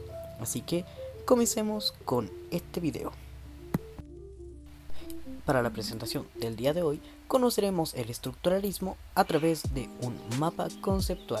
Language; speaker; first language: Spanish; native; Spanish